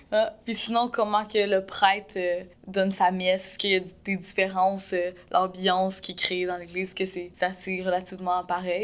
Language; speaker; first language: French; native; French